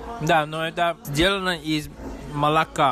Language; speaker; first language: Russian; non-native, learner; Chinese